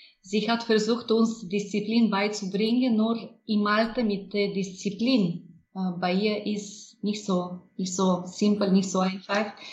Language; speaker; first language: German; non-native, fluent; Bulgarian